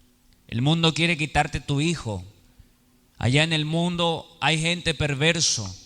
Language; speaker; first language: Spanish; native; Spanish